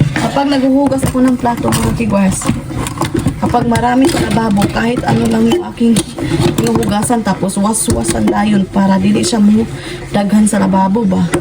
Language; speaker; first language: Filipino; non-native, local second language; Cebuano